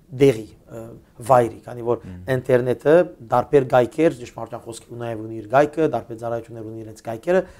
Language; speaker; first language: Armenian; early bilingual, heritage; Armenian